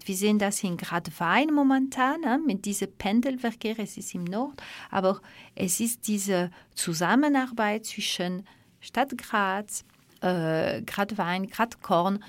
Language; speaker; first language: German; non-native, fluent; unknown